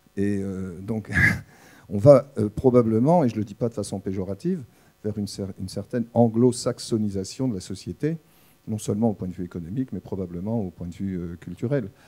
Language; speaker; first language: French; native; French